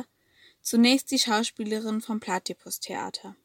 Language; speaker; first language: German; native; German